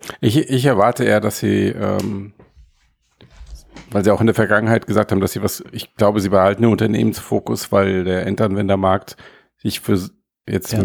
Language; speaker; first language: German; native; German